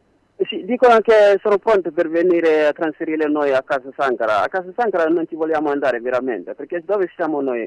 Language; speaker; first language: Italian; non-native, learner; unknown